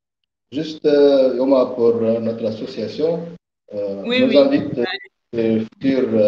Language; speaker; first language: French; non-native, learner; Arabic